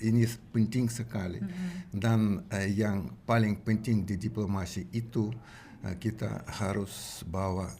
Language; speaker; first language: Indonesian; non-native, learner; Russian